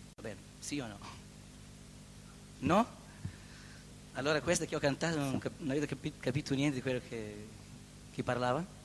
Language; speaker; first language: Italian; non-native, learner; Portuguese